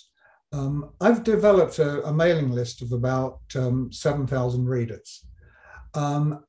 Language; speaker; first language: English; native; English